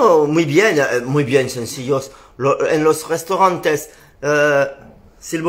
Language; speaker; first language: Spanish; non-native, learner; French